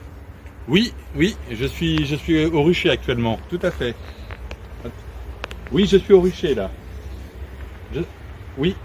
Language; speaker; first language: French; native; French